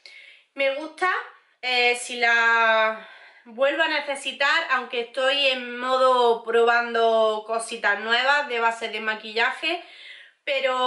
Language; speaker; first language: Spanish; native; Spanish